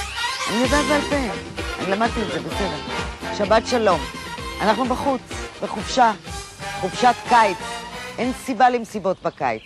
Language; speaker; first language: Hebrew; native; Hebrew